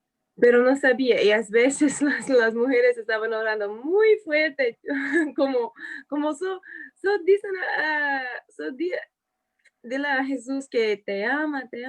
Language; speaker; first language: Spanish; non-native, fluent; English